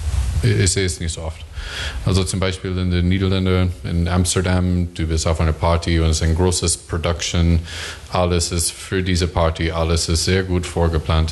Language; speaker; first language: German; non-native, learner; English